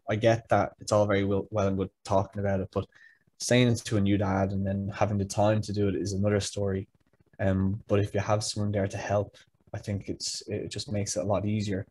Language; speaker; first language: English; native; English